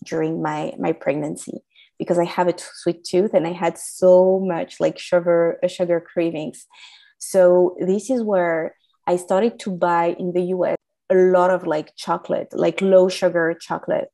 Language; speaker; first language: English; non-native, fluent; French